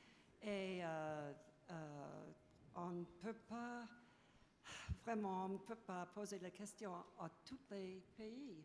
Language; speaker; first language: French; non-native, fluent; English